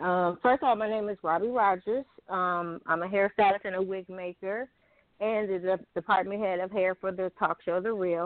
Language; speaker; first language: English; native; English